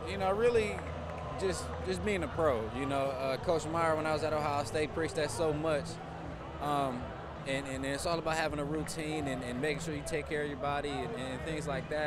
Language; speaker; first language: English; native; English